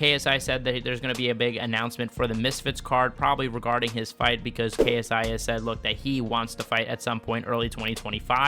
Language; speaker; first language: English; native; English